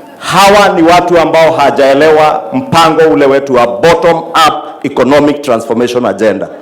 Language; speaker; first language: Swahili; non-native, local second language; Kikuyu